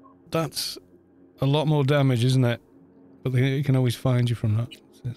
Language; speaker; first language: English; native; English